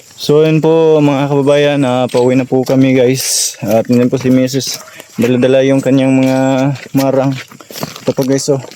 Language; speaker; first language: Filipino; non-native, local second language; Cebuano